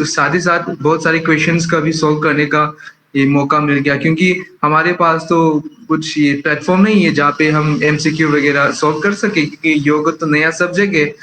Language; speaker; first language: Hindi; non-native, local second language; Manipuri